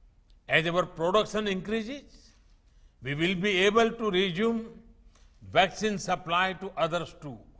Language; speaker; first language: English; non-native, local second language; Gujarati